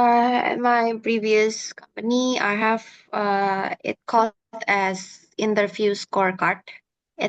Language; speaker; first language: English; non-native, learner; Indonesian